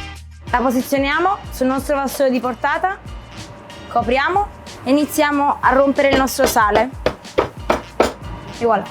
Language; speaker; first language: Italian; native; Italian